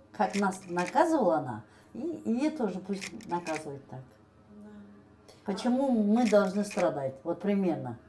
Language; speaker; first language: Russian; non-native, local second language; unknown